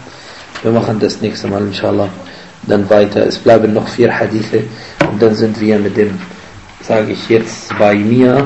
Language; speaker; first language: German; non-native, fluent; Arabic